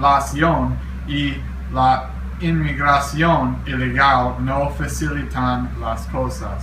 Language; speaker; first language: Spanish; non-native, learner; English